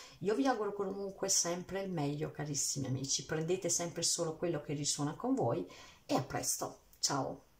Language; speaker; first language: Italian; early bilingual, heritage; Italian